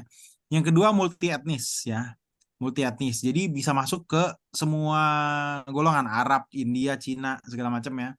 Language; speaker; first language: Indonesian; native; Indonesian